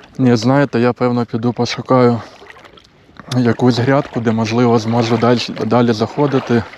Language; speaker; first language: Ukrainian; non-native, local second language; Russian